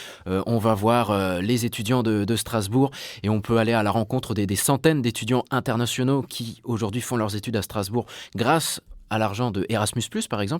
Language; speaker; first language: French; native; French